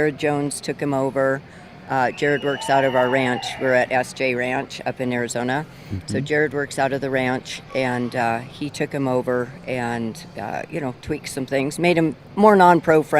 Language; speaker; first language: English; native; English